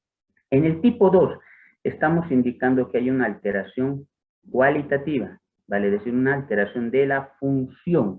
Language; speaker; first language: Spanish; native; Spanish